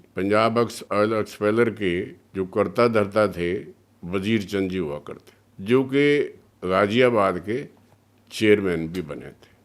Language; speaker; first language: Hindi; early bilingual, other home language; Punjabi